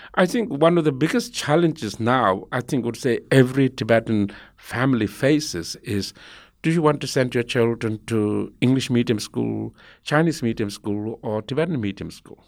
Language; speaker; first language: English; non-native, local second language; Tibetan